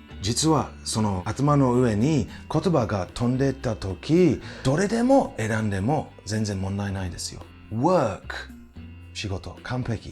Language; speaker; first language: Japanese; non-native, fluent; English